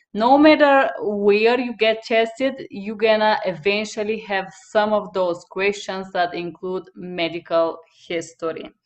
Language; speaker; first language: English; non-native, fluent; Bulgarian